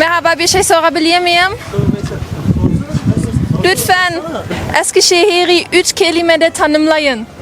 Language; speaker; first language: Turkish; non-native, learner; English